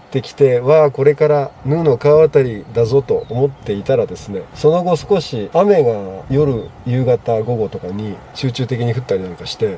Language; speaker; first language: Japanese; native; Japanese